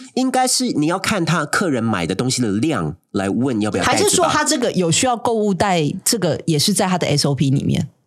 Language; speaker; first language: Chinese; native; Chinese